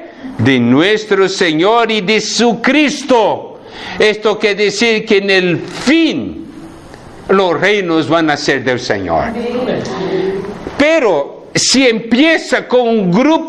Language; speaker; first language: Spanish; non-native, fluent; Portuguese